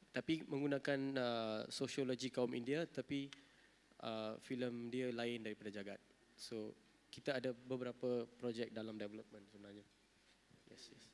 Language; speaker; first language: Malay; non-native, local second language; Tamil